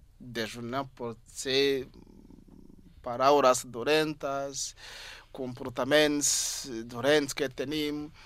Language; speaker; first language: Catalan; non-native, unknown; Kinyarwanda